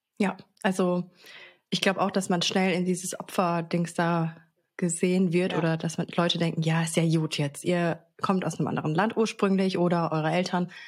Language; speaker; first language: German; early bilingual, other home language; Arabic